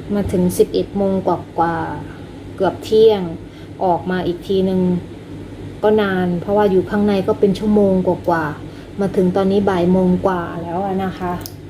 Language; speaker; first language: Thai; native; Thai